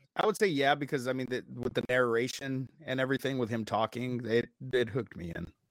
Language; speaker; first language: English; native; English